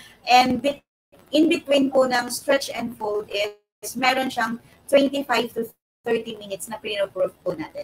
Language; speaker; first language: English; non-native, local second language; Filipino